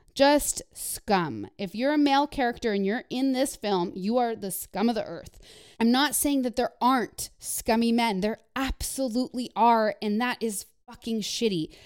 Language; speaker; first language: English; non-native, fluent; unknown